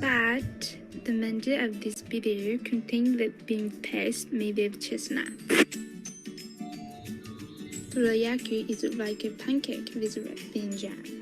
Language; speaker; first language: English; non-native, learner; Japanese